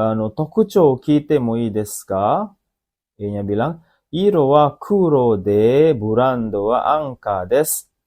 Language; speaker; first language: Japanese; non-native, fluent; Indonesian